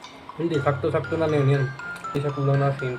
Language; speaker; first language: Filipino; non-native, learner; Punjabi